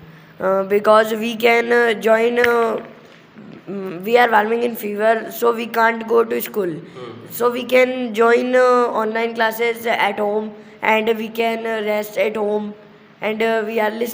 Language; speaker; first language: English; non-native, learner; Hindi